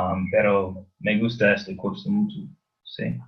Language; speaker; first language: Spanish; non-native, learner; English